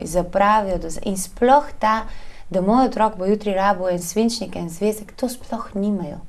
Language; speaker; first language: Slovenian; native; Slovenian